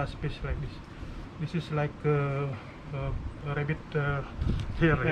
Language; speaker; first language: English; non-native, learner; Indonesian